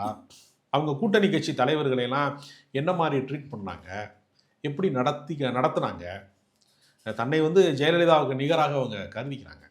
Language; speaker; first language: Tamil; native; Tamil